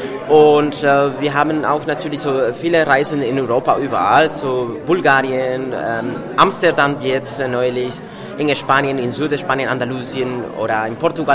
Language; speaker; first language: German; non-native, fluent; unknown